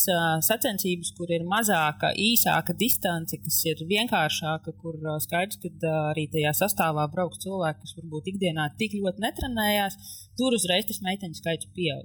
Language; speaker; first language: Latvian; native; Latvian